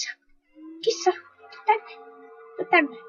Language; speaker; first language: Finnish; native; Finnish